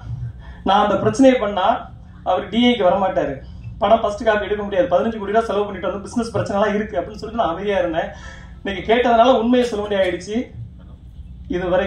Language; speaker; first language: Tamil; native; Tamil